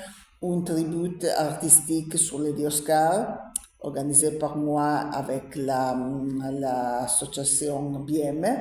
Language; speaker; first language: French; non-native, learner; Italian